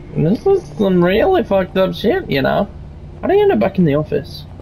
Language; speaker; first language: English; native; English